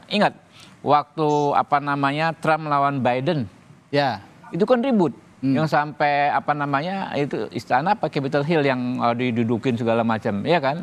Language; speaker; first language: Indonesian; native; Indonesian